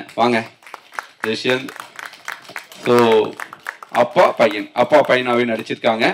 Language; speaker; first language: Tamil; native; Tamil